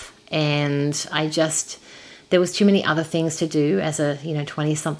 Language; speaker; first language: English; native; English